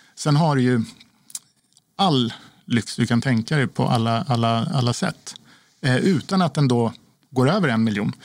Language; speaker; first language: Swedish; native; Swedish